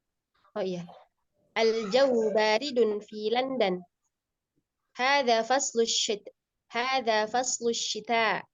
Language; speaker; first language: Arabic; non-native, learner; Indonesian